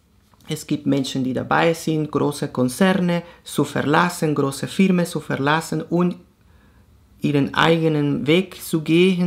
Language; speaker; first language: German; non-native, fluent; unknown